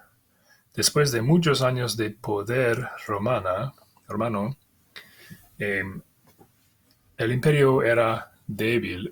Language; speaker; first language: Spanish; non-native, fluent; English